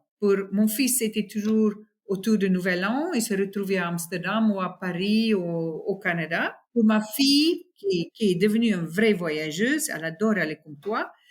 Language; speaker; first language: French; non-native, fluent; Afrikaans